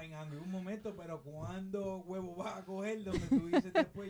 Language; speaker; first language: Spanish; early bilingual, heritage; Spanish